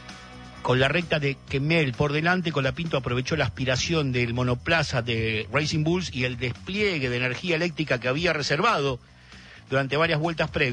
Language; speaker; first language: Spanish; native; Spanish